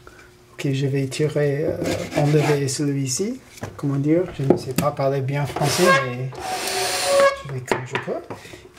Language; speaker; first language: French; non-native, learner; English